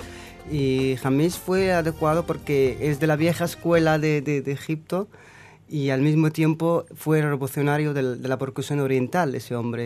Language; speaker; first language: Spanish; non-native, fluent; Arabic